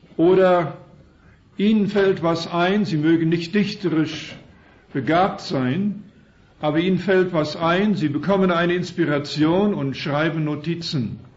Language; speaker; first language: German; early bilingual, heritage; German